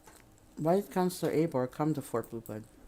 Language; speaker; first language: English; native; English